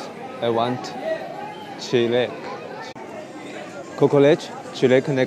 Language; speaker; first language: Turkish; non-native, learner; Chinese